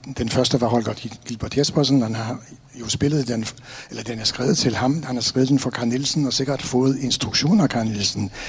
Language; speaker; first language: Danish; non-native, fluent; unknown